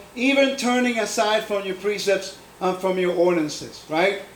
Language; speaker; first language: English; non-native, fluent; Spanish